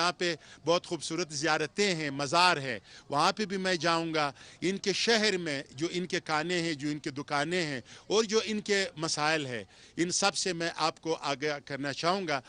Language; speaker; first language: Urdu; non-native, local second language; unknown